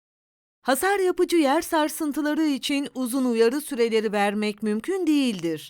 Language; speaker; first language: Turkish; native; Turkish